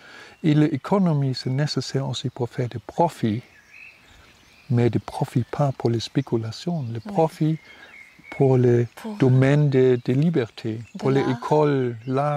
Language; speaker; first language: French; non-native, learner; German